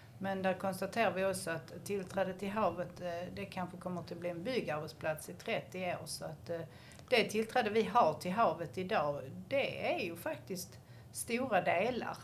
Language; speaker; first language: Swedish; native; Swedish